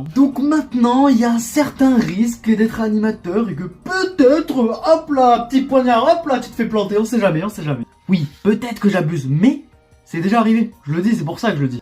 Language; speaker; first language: French; native; French